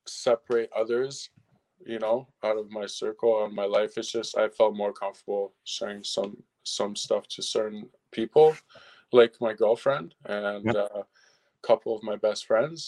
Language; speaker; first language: English; early bilingual, other home language; French